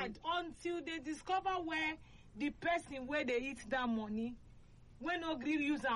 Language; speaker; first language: English; non-native, local second language; Igbo